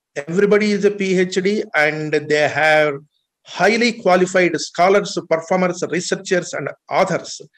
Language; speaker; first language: English; non-native, local second language; Telugu